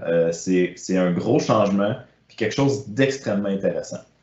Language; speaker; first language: French; native; French